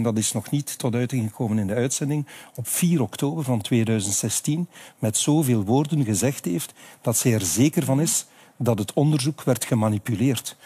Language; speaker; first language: Dutch; native; Dutch